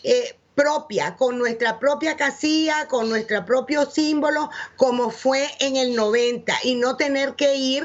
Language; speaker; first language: Spanish; native; Spanish